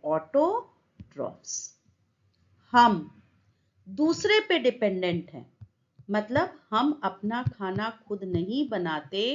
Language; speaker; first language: Hindi; native; Hindi